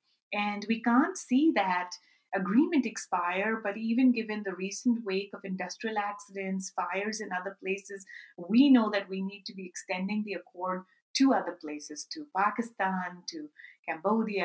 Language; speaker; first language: English; non-native, local second language; Urdu